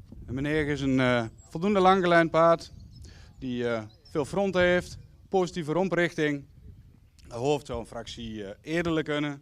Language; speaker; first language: Dutch; native; Dutch